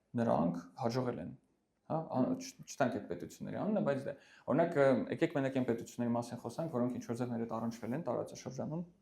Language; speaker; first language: Armenian; early bilingual, heritage; Armenian